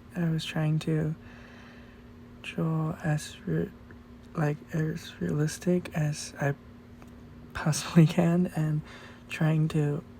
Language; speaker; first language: English; non-native, fluent; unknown